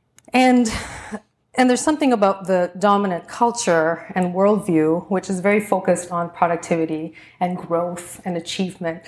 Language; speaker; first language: English; native; English